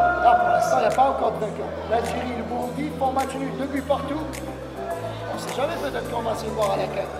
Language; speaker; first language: French; native; French